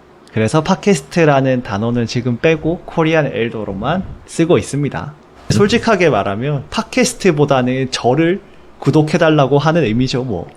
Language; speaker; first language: Korean; native; Korean